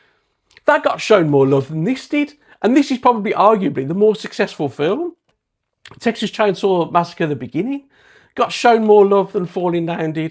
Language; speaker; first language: English; native; English